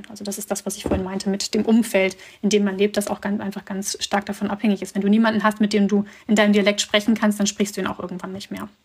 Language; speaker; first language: German; early bilingual, other home language; Russian